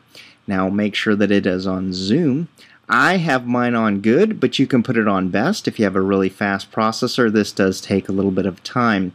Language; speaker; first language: English; native; English